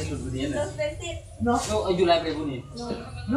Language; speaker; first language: English; non-native, learner; Thai